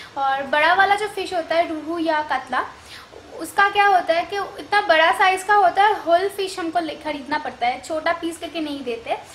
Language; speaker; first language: Hindi; non-native, local second language; Bangla